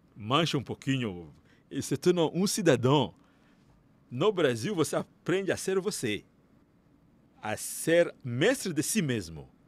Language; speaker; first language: Portuguese; non-native, fluent; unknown